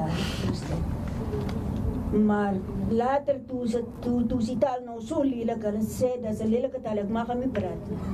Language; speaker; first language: Dutch; non-native, local second language; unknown